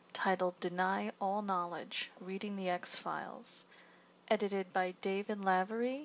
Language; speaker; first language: English; native; English